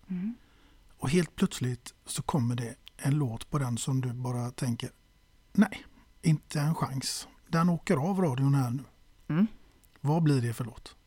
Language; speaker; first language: Swedish; native; Swedish